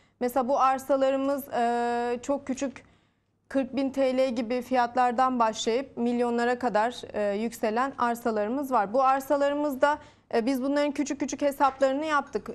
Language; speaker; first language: Turkish; native; Turkish